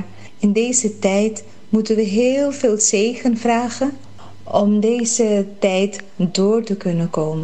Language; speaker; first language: Dutch; early bilingual, heritage; Caribbean Hindustani